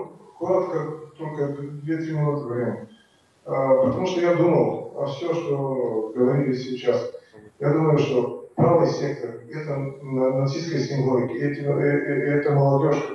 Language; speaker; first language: Russian; non-native, learner; Bulgarian